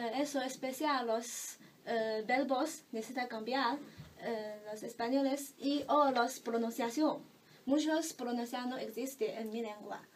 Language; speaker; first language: Spanish; non-native, learner; Chinese